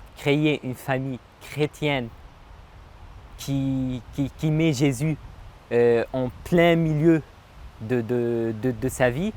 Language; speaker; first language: French; non-native, local second language; Arabic